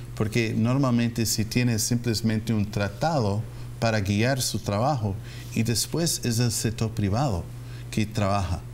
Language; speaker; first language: Spanish; non-native, fluent; English